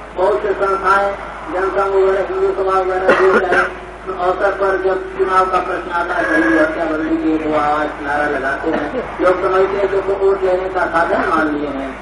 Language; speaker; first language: Hindi; native; Hindi